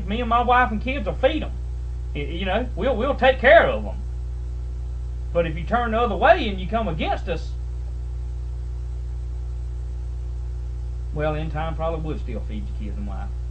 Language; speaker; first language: English; native; English